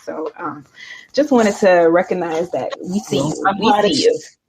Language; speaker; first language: English; native; English